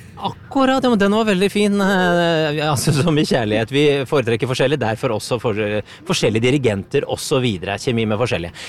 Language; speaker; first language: Norwegian; native; Norwegian